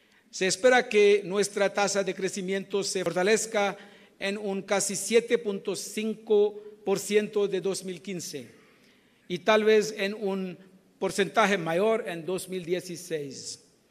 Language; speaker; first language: Spanish; non-native, fluent; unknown